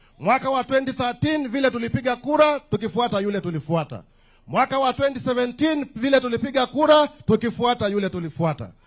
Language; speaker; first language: Swahili; non-native, local second language; Kamba